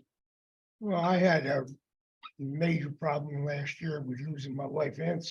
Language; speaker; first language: English; native; English